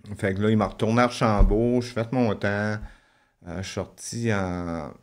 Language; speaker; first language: French; native; French